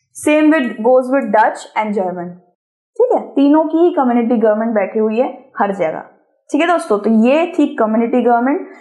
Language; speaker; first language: Hindi; native; Hindi